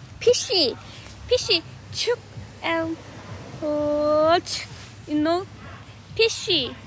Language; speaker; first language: English; non-native, learner; Korean